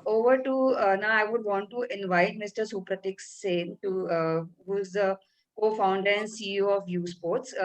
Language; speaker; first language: English; non-native, local second language; Marathi